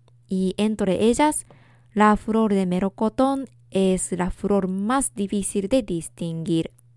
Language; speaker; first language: Spanish; non-native, fluent; Japanese